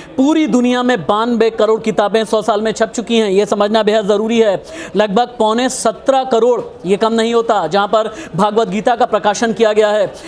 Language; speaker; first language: Hindi; native; Hindi